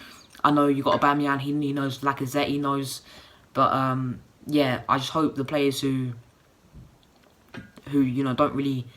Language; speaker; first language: English; native; English